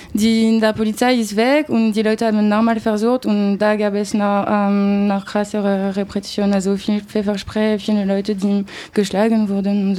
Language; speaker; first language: German; non-native, learner; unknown